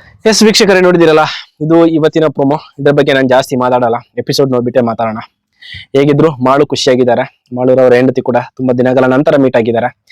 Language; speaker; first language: Kannada; non-native, local second language; Tulu